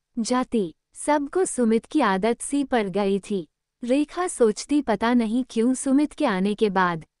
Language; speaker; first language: Hindi; native; Hindi